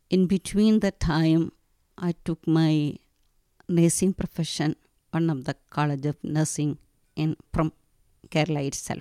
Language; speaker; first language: English; non-native, local second language; Malayalam